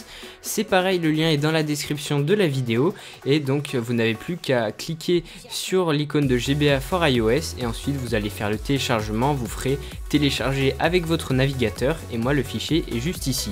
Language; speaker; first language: French; native; French